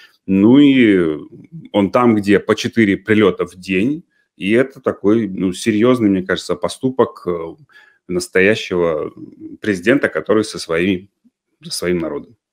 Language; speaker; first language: Russian; native; Russian